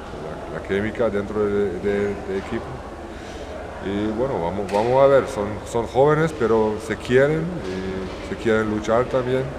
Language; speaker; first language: Spanish; non-native, learner; German